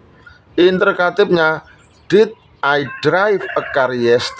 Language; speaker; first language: English; non-native, learner; Indonesian